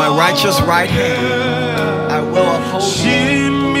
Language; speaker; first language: English; non-native, local second language; Ga